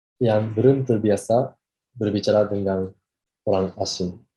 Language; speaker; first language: Indonesian; non-native, fluent; Japanese